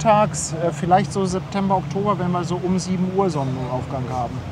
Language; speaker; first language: German; native; German